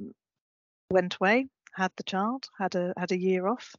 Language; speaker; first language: English; native; English